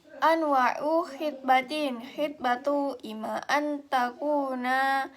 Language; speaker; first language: Arabic; non-native, learner; Indonesian